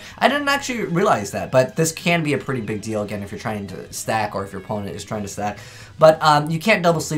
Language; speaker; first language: English; native; English